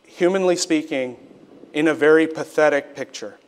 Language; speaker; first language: English; native; English